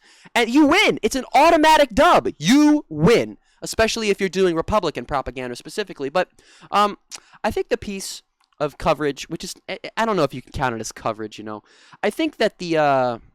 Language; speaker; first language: English; native; English